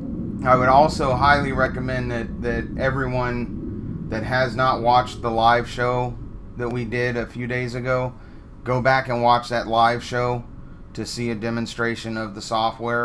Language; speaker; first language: English; native; English